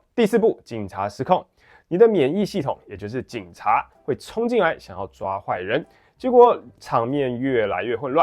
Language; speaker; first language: Chinese; native; Chinese